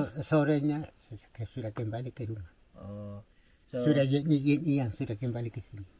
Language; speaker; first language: Indonesian; non-native, local second language; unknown